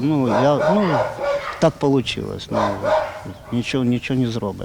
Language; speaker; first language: Ukrainian; non-native, local second language; Russian